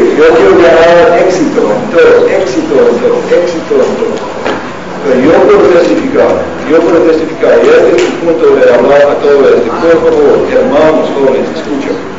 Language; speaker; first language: Spanish; non-native, fluent; English